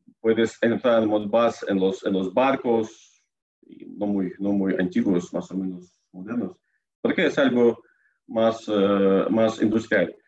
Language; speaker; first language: Spanish; non-native, learner; Russian